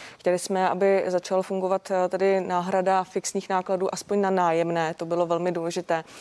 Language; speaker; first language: Czech; native; Czech